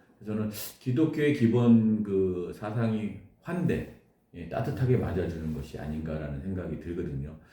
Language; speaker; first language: Korean; native; Korean